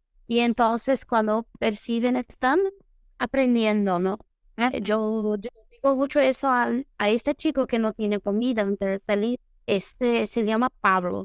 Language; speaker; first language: Spanish; non-native, fluent; Portuguese